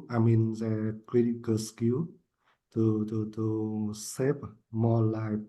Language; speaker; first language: English; non-native, fluent; Vietnamese